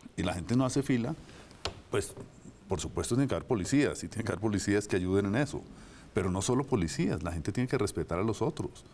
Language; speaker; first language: Spanish; native; Spanish